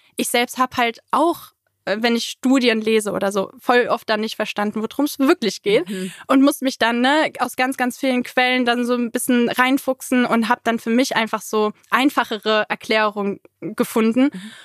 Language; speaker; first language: German; native; German